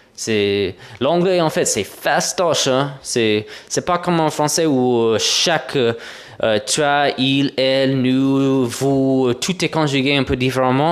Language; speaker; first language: French; non-native, fluent; English